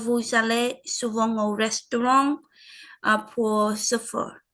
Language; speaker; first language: French; non-native, learner; Vietnamese